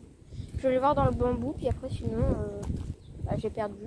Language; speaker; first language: French; native; French